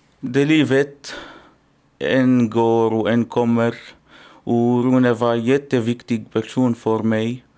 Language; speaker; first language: Swedish; non-native, learner; Arabic